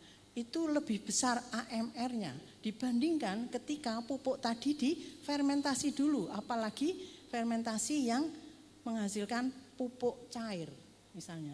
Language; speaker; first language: Indonesian; native; Indonesian